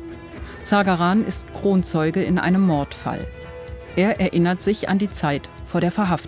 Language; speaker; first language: German; native; German